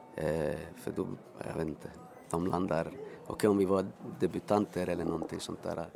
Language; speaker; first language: Swedish; early bilingual, other home language; Spanish